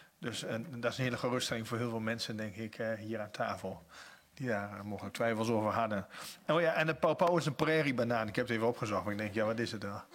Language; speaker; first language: Dutch; native; Dutch